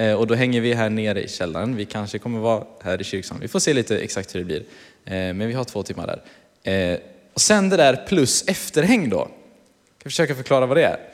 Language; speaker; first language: Swedish; native; Swedish